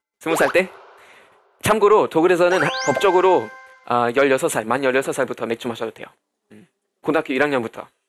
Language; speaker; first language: Korean; non-native, fluent; German